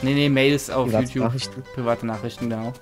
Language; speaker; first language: German; native; German